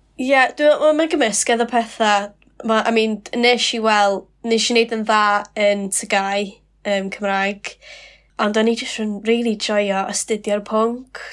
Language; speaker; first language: Welsh; non-native, local second language; English